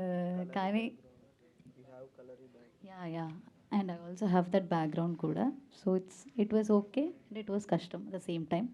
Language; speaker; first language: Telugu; non-native, learner; Malayalam